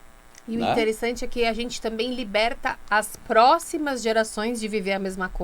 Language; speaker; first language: Portuguese; native; Portuguese